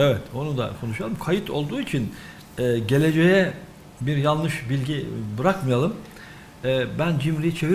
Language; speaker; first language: Turkish; native; Turkish